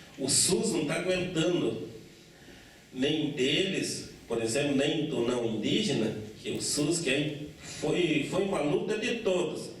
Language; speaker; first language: Portuguese; non-native, local second language; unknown